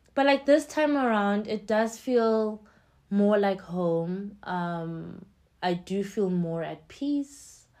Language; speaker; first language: English; non-native, local second language; Xhosa